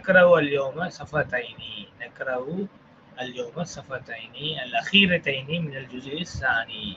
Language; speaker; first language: Arabic; non-native, fluent; Tamil